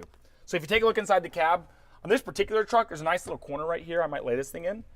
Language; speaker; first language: English; native; English